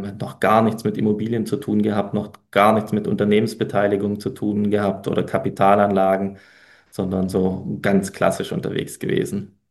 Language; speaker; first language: German; early bilingual, other home language; Polish